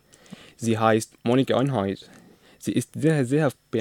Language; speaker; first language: German; non-native, learner; Arabic